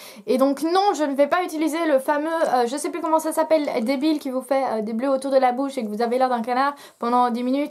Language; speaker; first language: French; native; French